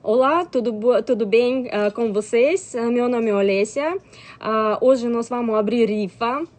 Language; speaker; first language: Portuguese; non-native, learner; Russian